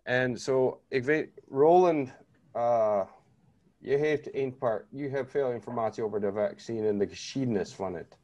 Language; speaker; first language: Dutch; non-native, learner; English